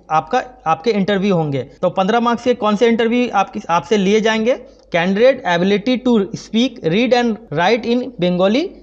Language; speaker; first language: Hindi; non-native, local second language; Bangla